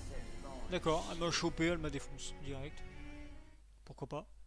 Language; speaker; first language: French; native; French